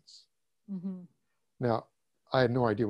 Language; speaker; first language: English; early bilingual, other home language; German